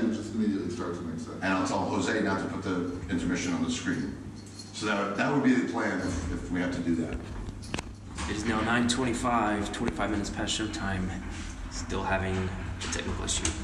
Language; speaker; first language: English; native; English